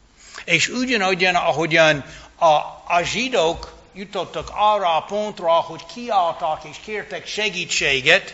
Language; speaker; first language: Hungarian; non-native, fluent; English